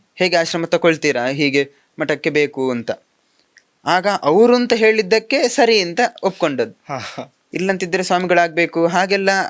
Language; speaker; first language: Kannada; non-native, local second language; Tulu